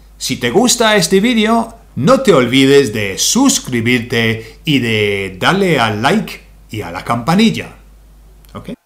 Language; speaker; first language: Spanish; non-native, fluent; English